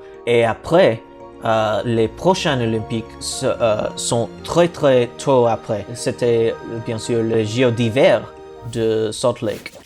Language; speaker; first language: French; non-native, learner; English